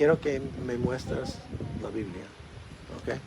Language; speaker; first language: Spanish; non-native, learner; English